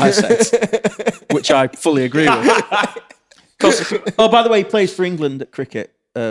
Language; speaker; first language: English; native; English